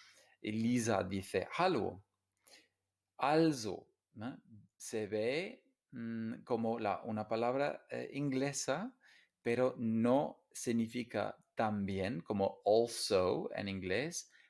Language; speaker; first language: Spanish; non-native, fluent; English